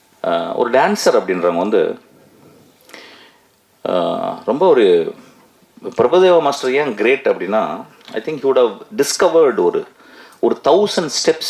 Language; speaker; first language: Tamil; native; Tamil